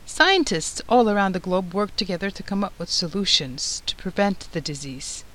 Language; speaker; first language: English; non-native, fluent; Turkish